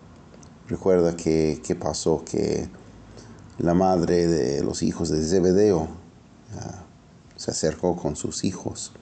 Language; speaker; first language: Spanish; non-native, fluent; English